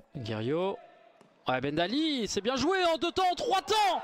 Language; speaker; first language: French; native; French